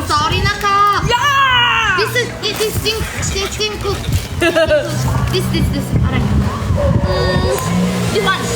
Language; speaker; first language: English; non-native, learner; Thai